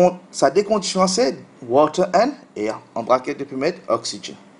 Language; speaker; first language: French; non-native, local second language; Morisyen